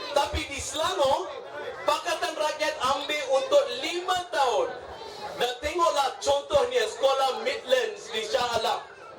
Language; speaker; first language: Malay; non-native, local second language; Tamil